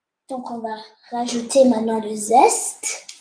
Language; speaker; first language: French; non-native, fluent; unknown